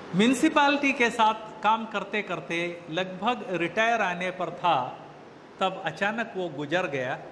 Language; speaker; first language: Hindi; native; Hindi